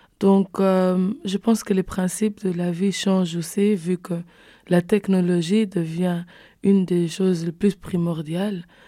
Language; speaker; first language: French; non-native, fluent; Kabuverdianu